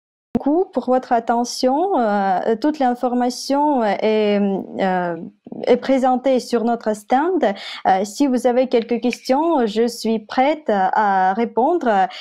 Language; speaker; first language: French; non-native, fluent; Russian